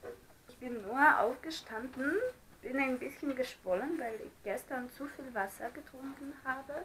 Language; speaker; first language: German; non-native, fluent; Russian